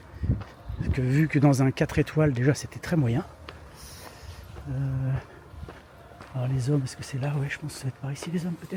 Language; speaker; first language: French; native; French